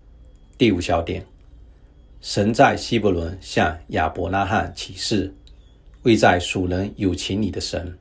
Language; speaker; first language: Chinese; native; Chinese